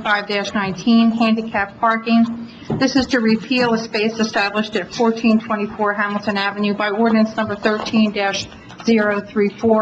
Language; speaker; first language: English; native; English